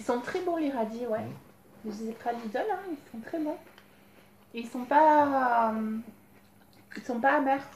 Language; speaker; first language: French; native; French